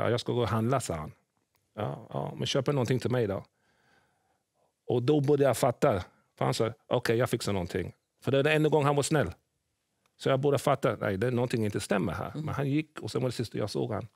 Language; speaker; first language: Swedish; early bilingual, other home language; English